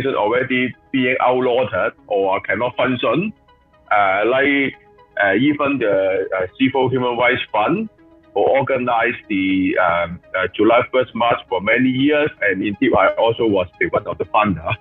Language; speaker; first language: English; non-native, local second language; Cantonese